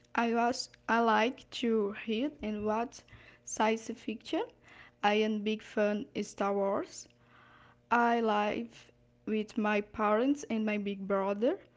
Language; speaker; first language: English; non-native, learner; Portuguese